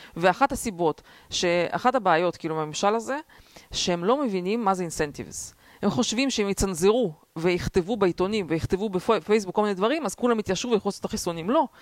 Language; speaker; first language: Hebrew; early bilingual, other home language; Russian